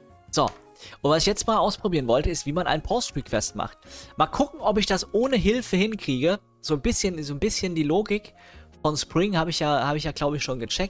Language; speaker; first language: German; native; German